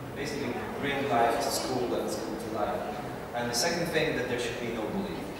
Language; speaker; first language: English; non-native, fluent; Lithuanian